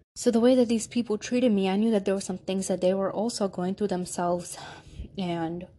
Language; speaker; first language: English; native; English